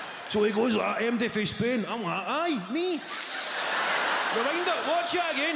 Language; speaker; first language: English; native; English